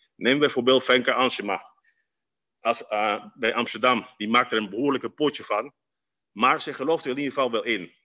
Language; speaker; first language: Dutch; non-native, fluent; Spanish